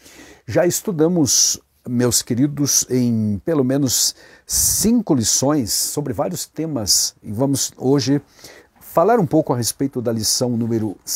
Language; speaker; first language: Portuguese; native; Portuguese